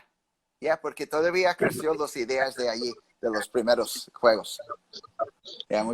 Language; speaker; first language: Spanish; early bilingual, heritage; English